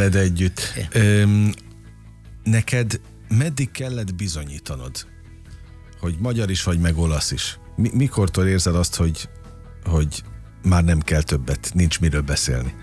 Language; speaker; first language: Hungarian; native; Hungarian